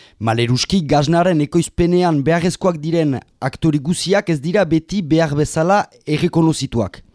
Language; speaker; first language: Basque; native; Basque